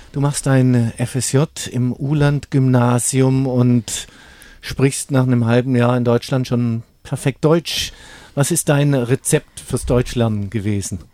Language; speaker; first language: German; native; German